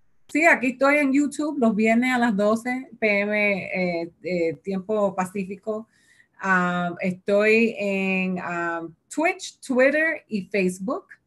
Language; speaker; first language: Spanish; early bilingual, heritage; Spanish